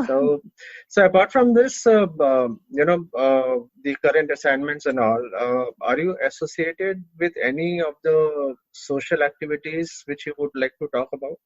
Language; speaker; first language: English; non-native, local second language; Hindi